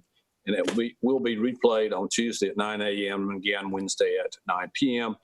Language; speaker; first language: English; native; English